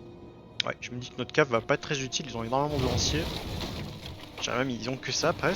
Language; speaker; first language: French; native; French